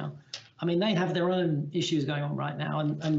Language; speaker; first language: English; native; English